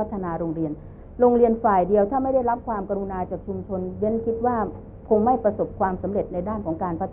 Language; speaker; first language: Thai; native; Thai